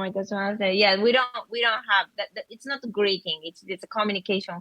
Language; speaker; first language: English; non-native, learner; Japanese